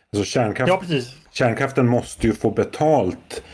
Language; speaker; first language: Swedish; native; Swedish